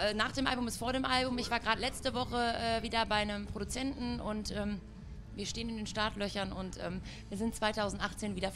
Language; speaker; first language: German; native; German